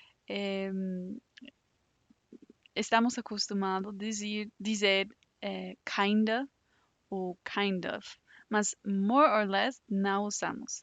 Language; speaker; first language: Portuguese; non-native, fluent; English